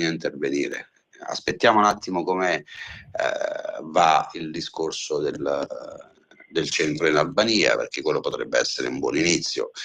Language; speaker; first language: Italian; native; Italian